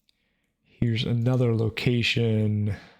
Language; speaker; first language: English; native; English